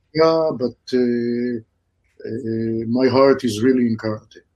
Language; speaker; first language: English; non-native, fluent; Hebrew